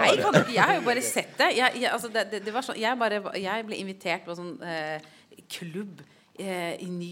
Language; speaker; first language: Norwegian; native; Norwegian